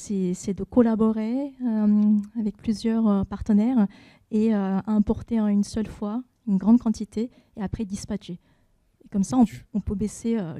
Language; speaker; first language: French; non-native, fluent; Japanese